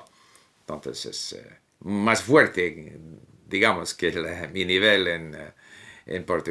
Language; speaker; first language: Spanish; non-native, fluent; English